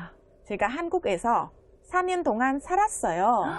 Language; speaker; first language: Korean; non-native, fluent; Vietnamese